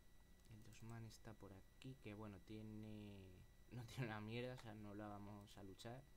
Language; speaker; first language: Spanish; native; Spanish